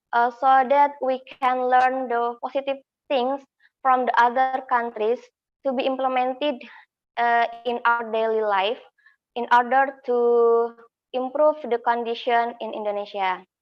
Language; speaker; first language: English; non-native, fluent; Indonesian